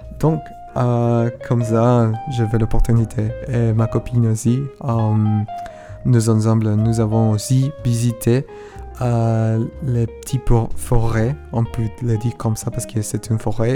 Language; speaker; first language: French; non-native, learner; Spanish